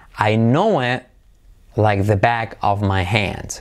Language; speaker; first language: English; non-native, fluent; Spanish